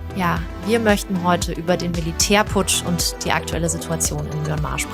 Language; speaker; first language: German; native; German